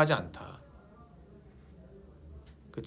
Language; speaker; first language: Korean; native; Korean